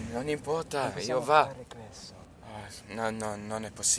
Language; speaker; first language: Italian; non-native, learner; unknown